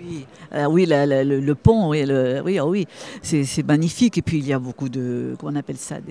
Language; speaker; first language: French; native; French